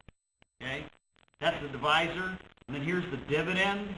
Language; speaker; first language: English; native; English